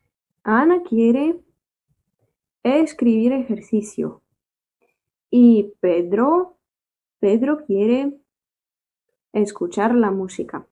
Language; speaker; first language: Spanish; non-native, fluent; Russian